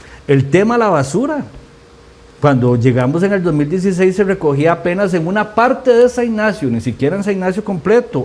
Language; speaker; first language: Spanish; native; Spanish